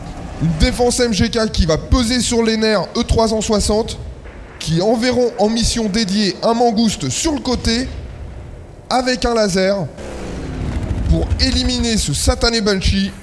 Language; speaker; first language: French; native; French